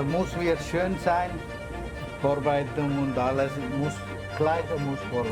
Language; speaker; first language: German; non-native, learner; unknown